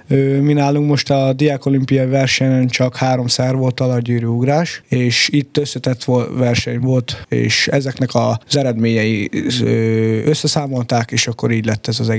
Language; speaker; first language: Hungarian; native; Hungarian